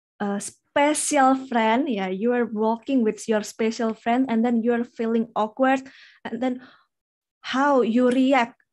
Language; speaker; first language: English; non-native, fluent; Indonesian